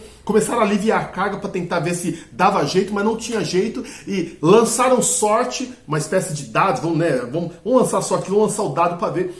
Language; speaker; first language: Portuguese; native; Portuguese